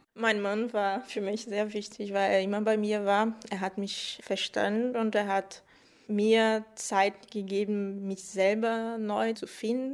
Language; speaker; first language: German; non-native, fluent; Portuguese